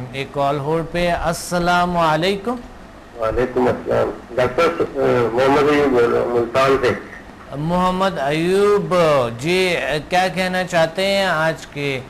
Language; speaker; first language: Urdu; non-native, local second language; Pashto